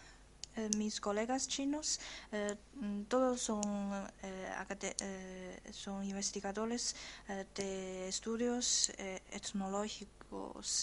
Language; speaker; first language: Spanish; non-native, learner; Chinese